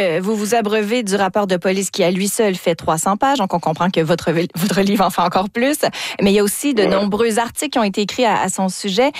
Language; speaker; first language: French; native; French